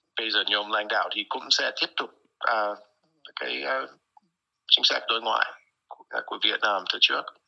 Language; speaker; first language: Vietnamese; non-native, fluent; English